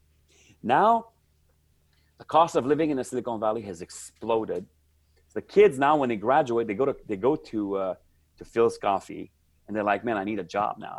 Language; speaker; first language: English; native; English